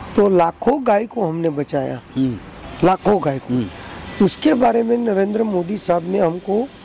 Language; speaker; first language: Hindi; non-native, local second language; Gujarati